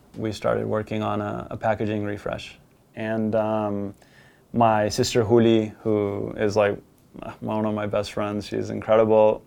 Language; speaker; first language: English; native; English